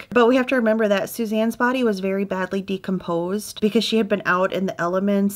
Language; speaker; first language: English; native; English